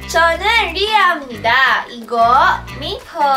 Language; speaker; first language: Korean; non-native, learner; Filipino